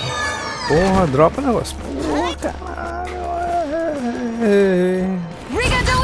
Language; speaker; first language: Portuguese; native; Portuguese